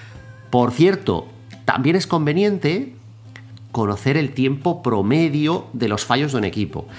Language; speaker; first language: Spanish; native; Spanish